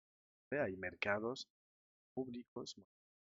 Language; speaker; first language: Spanish; non-native, fluent; French